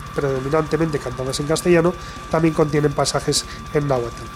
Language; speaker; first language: Spanish; native; Spanish